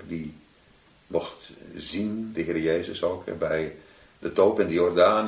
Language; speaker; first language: Dutch; native; Dutch